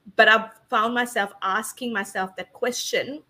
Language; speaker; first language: English; non-native, local second language; Sinhala